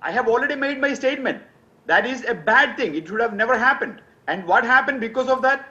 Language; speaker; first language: English; non-native, local second language; Malayalam